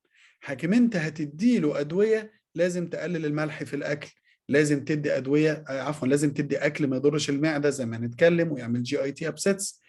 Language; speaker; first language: Arabic; native; Arabic